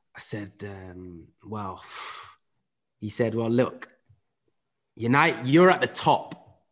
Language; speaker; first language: English; native; English